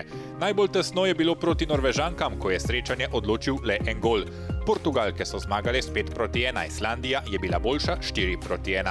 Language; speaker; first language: Slovenian; native; Slovenian